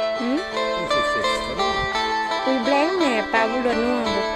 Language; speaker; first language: French; non-native, learner; Thai